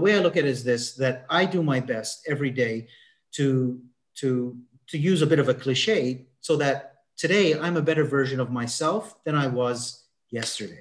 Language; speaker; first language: English; native; English